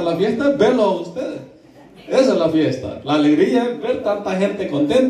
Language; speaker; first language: Spanish; native; Spanish